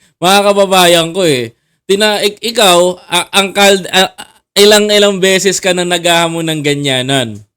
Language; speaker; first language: Filipino; native; Filipino